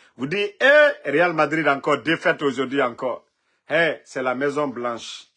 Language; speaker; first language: French; non-native, local second language; Mandingo